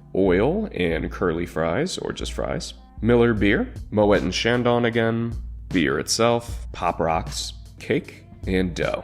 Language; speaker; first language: English; native; English